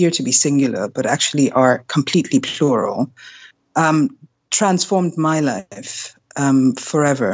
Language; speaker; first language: English; non-native, local second language; German